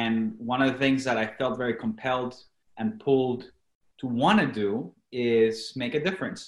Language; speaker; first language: English; non-native, fluent; Spanish